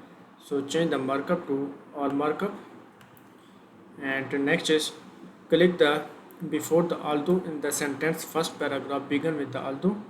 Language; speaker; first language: English; non-native, learner; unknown